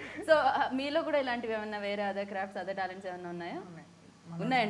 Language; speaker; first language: Telugu; native; Telugu